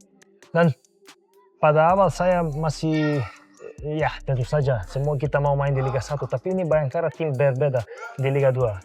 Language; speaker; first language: Indonesian; non-native, fluent; Serbian